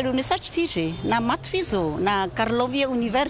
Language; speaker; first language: Czech; non-native, fluent; Vietnamese